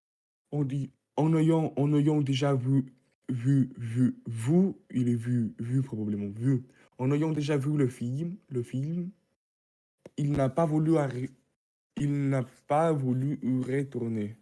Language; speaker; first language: French; non-native, learner; Russian